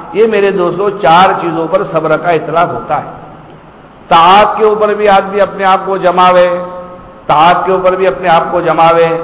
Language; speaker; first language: Urdu; non-native, local second language; Gujarati